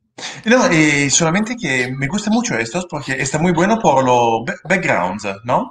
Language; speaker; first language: Spanish; non-native, learner; Italian